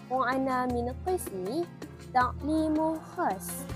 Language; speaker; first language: Arabic; non-native, learner; Malay